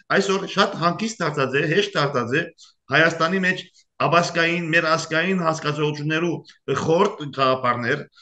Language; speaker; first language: Armenian; early bilingual, heritage; Armenian